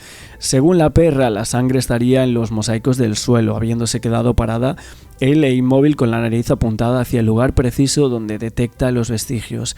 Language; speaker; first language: Spanish; native; Spanish